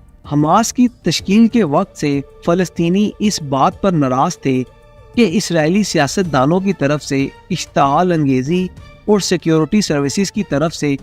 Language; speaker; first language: Urdu; native; Urdu